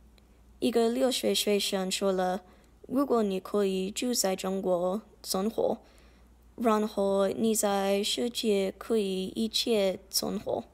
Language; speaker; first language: Chinese; non-native, learner; English